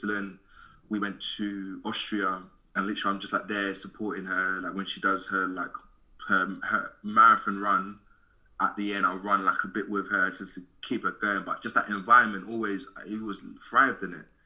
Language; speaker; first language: English; native; English